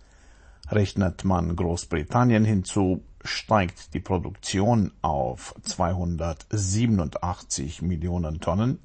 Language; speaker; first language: German; native; German